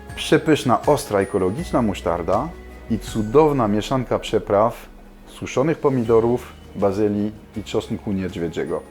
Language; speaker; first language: Polish; non-native, fluent; French